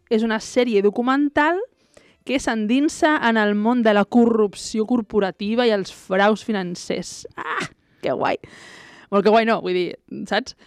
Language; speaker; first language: Catalan; native; Catalan